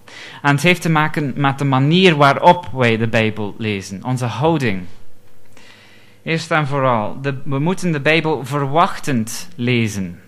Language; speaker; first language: Dutch; non-native, fluent; English